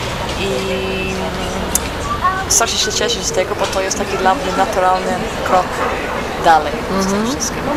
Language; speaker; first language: Polish; non-native, fluent; English